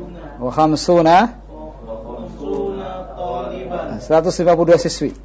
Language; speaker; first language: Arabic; non-native, fluent; Indonesian